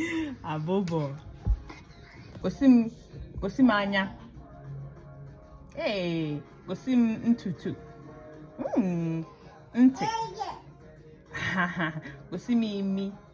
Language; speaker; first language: Igbo; non-native, learner; Indonesian